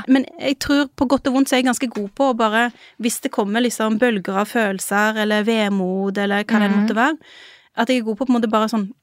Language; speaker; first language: Norwegian; early bilingual, other home language; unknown